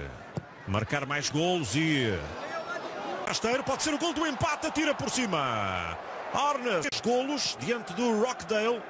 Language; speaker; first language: Portuguese; native; Portuguese